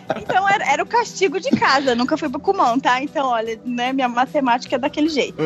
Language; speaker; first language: Portuguese; native; Portuguese